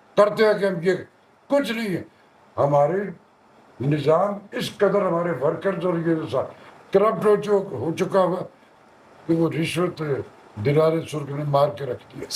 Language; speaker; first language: Urdu; non-native, local second language; Punjabi